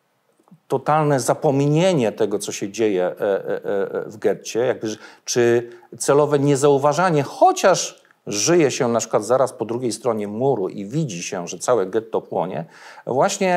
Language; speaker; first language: Polish; native; Polish